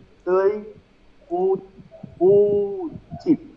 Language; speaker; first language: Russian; non-native, learner; Vietnamese